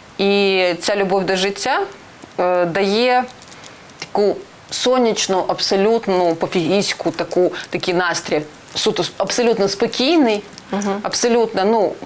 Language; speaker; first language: Ukrainian; non-native, local second language; Russian